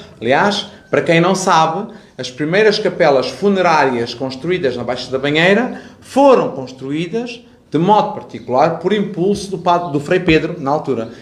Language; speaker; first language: Portuguese; native; Portuguese